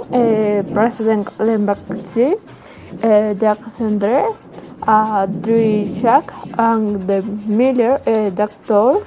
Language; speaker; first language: French; non-native, learner; Spanish